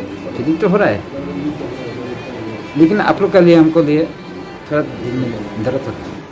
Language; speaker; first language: Hindi; non-native, local second language; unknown